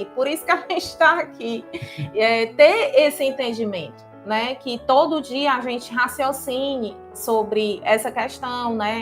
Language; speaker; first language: Portuguese; native; Portuguese